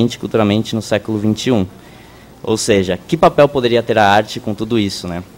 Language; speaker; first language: Portuguese; native; Portuguese